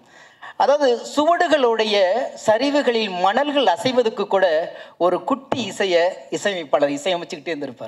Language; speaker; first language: Tamil; native; Tamil